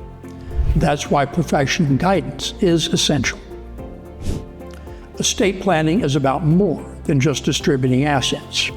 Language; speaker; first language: English; native; English